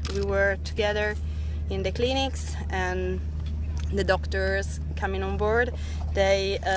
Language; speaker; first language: English; non-native, fluent; Italian